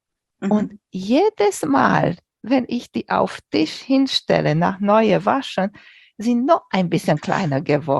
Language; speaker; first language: German; non-native, fluent; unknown